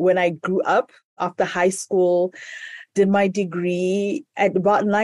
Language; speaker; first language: English; non-native, local second language; Shona